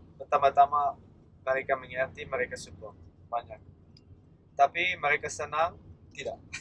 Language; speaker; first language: Indonesian; non-native, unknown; Dutch